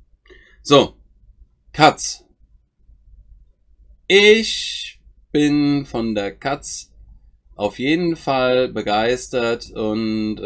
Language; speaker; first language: German; native; German